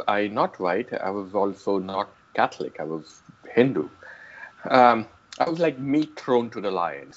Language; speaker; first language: English; non-native, local second language; Gujarati